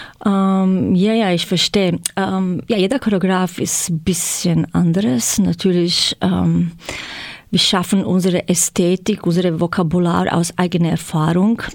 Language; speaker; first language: German; non-native, fluent; Croatian